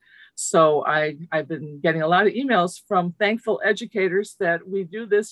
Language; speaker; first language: English; early bilingual, other home language; Lithuanian